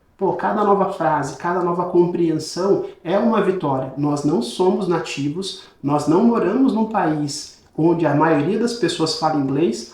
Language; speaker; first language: Portuguese; native; Portuguese